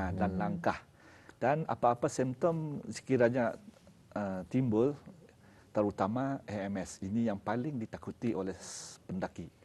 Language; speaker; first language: Malay; native; Malay